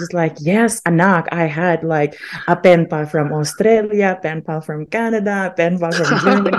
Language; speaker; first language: English; non-native, local second language; German